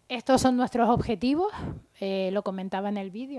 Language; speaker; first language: Spanish; native; Spanish